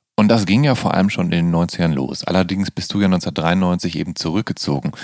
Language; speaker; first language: German; native; German